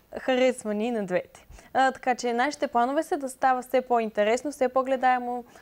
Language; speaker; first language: Bulgarian; native; Bulgarian